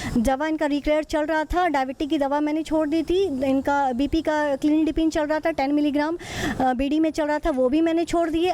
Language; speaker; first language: Hindi; native; Hindi